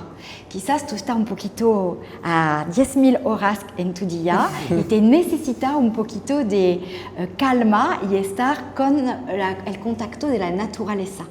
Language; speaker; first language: Spanish; non-native, fluent; French